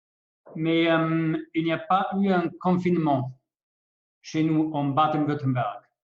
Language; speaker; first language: French; non-native, fluent; German